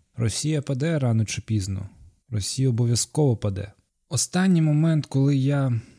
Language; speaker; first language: Ukrainian; non-native, local second language; Crimean Tatar